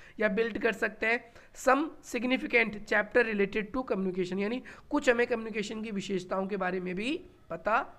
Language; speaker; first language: Hindi; native; Hindi